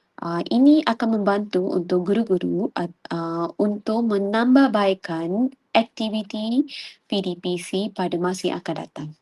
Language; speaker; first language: Malay; non-native, local second language; Tamil